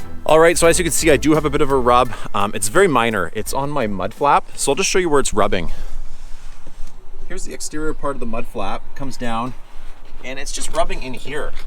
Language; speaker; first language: English; native; English